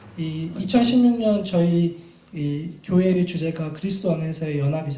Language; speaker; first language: Korean; native; Korean